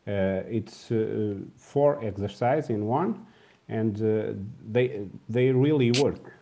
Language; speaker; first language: English; non-native, learner; Portuguese